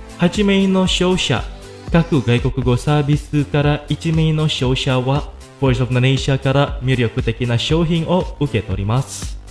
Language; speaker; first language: Japanese; non-native, fluent; Indonesian